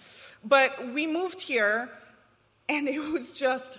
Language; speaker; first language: English; non-native, fluent; Romanian